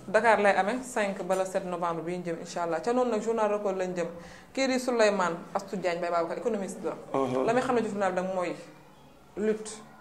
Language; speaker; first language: Wolof; native; Wolof